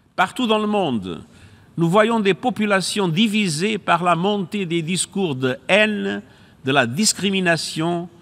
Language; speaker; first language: French; non-native, fluent; Portuguese